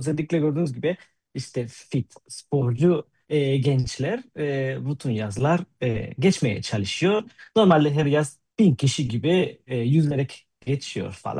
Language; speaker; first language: Turkish; non-native, fluent; Spanish